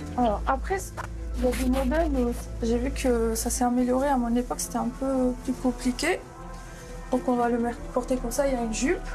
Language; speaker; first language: French; non-native, local second language; Arabic